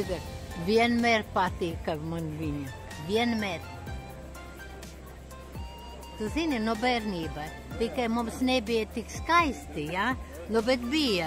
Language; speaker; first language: Latvian; non-native, local second language; Russian